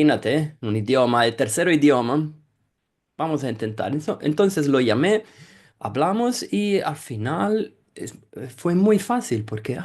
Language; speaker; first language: Spanish; non-native, fluent; Italian